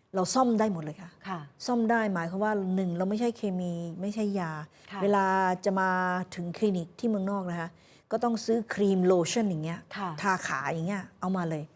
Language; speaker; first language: Thai; early bilingual, heritage; Thai